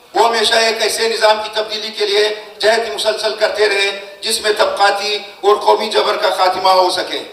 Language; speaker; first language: Urdu; non-native, local second language; Hazaragi